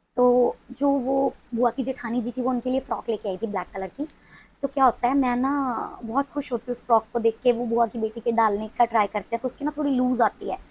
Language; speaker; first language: Hindi; non-native, local second language; Punjabi